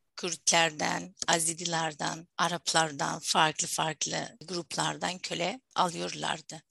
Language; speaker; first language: Turkish; non-native, fluent; Arabic